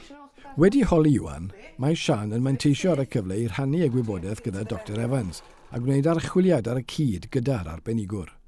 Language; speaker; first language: Welsh; native; Welsh